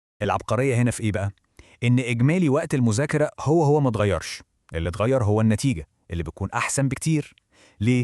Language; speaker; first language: Arabic; native; Arabic